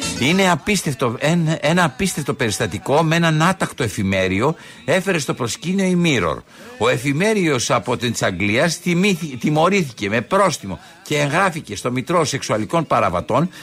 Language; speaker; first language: Greek; native; Greek